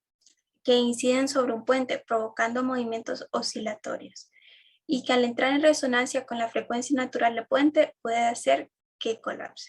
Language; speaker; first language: Spanish; native; Spanish